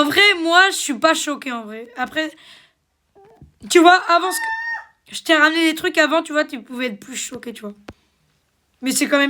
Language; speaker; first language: French; native; French